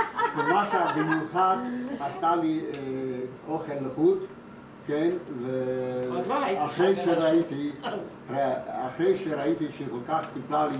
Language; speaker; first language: Hebrew; non-native, fluent; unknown